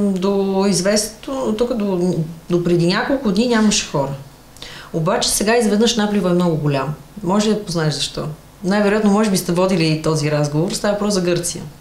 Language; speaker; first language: Bulgarian; early bilingual, other home language; Russian